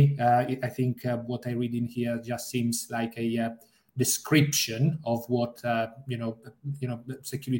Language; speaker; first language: English; non-native, fluent; Italian